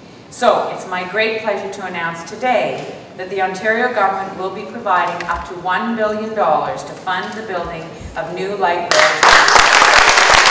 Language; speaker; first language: English; native; English